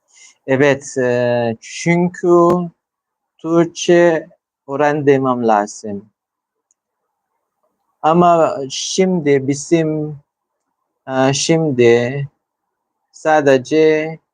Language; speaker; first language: Turkish; non-native, learner; Filipino